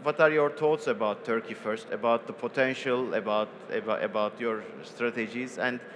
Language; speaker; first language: English; non-native, fluent; Turkish